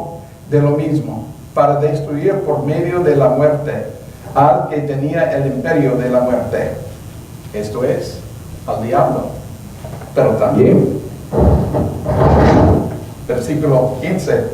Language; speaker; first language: Spanish; non-native, learner; English